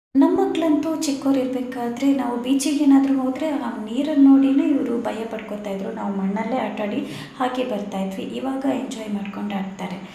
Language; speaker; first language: Kannada; non-native, local second language; Tulu